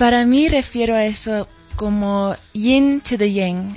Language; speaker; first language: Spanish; early bilingual, heritage; English